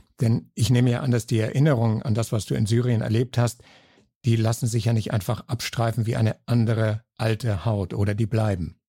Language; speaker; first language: German; native; German